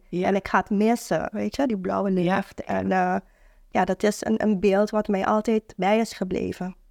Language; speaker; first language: Dutch; non-native, local second language; Papiamento